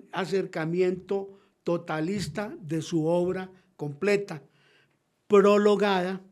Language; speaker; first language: Spanish; native; Spanish